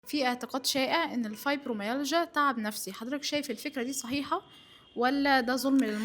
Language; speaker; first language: Arabic; native; Arabic